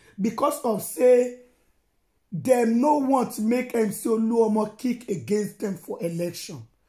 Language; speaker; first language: Nigerian Pidgin; non-native, local second language; Yoruba